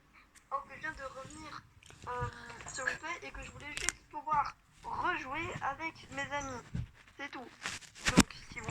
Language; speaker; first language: French; native; French